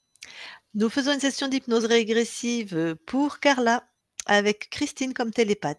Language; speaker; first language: French; native; French